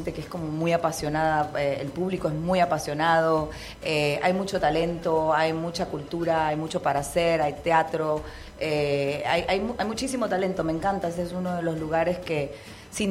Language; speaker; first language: Spanish; native; Spanish